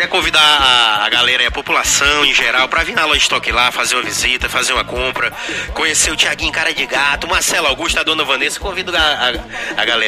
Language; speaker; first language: Portuguese; native; Portuguese